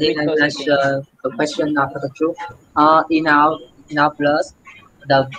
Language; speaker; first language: English; non-native, fluent; Vietnamese